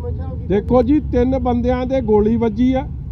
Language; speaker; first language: Hindi; non-native, local second language; Punjabi